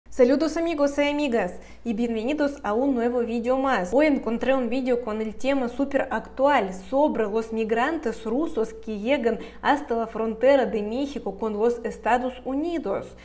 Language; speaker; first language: Spanish; non-native, fluent; Russian